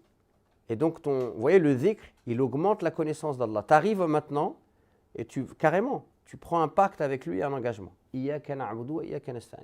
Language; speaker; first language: French; native; French